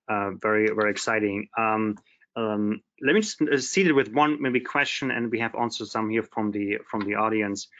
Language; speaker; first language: English; non-native, fluent; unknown